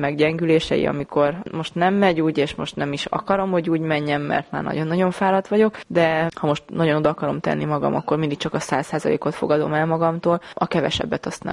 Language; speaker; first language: Hungarian; native; Hungarian